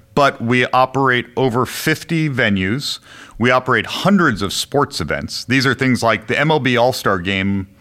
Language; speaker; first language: English; native; English